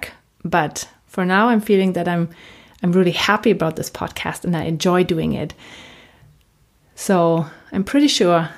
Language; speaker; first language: English; non-native, fluent; German